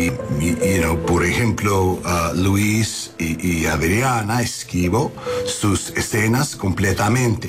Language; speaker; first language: Spanish; non-native, learner; English